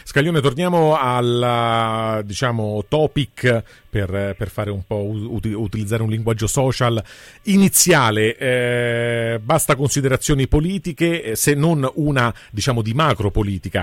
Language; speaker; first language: Italian; native; Italian